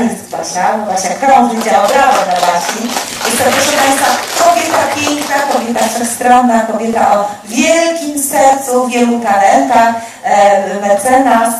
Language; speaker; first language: Polish; native; Polish